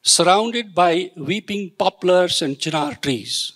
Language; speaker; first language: Hindi; native; Hindi